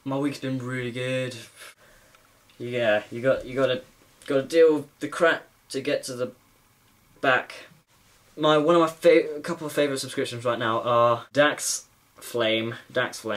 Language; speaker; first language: English; native; English